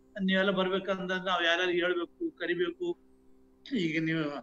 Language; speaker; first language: Kannada; native; Kannada